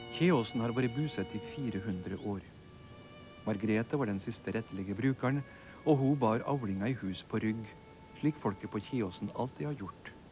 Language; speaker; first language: Norwegian; native; Norwegian